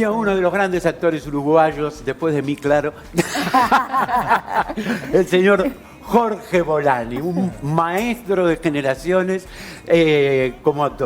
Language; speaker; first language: Spanish; native; Spanish